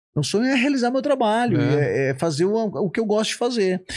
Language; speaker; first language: Portuguese; native; Portuguese